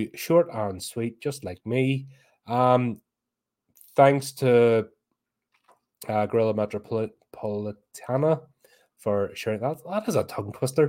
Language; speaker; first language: English; native; English